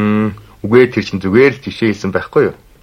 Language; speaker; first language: Mongolian; native; Mongolian